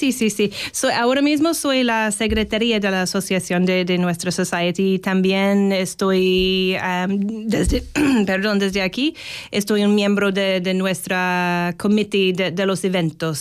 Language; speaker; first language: Spanish; non-native, fluent; English